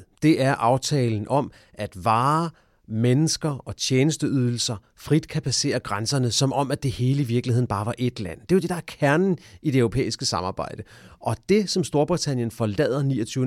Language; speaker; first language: Danish; native; Danish